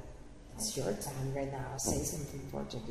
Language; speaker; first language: English; non-native, fluent; Portuguese